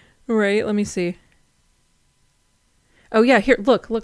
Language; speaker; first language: English; native; English